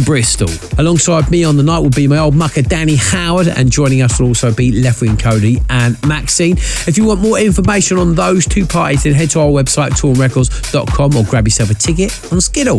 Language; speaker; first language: English; native; English